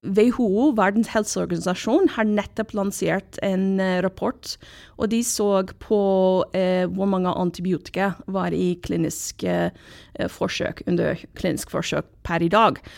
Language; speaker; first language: Norwegian; non-native, fluent; English